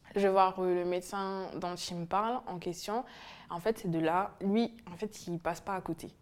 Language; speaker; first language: French; native; French